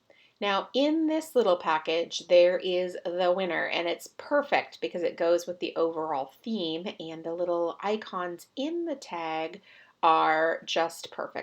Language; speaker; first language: English; native; English